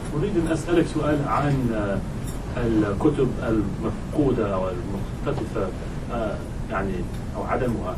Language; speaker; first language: Arabic; non-native, learner; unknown